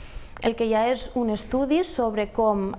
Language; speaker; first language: Catalan; native; Catalan